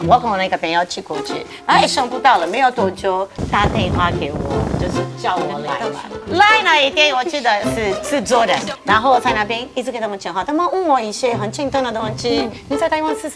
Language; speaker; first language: Chinese; non-native, learner; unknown